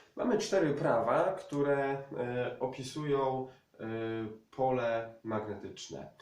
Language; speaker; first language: Polish; native; Polish